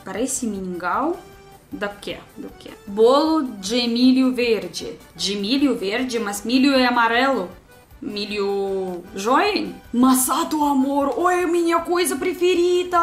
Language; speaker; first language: Portuguese; non-native, learner; Russian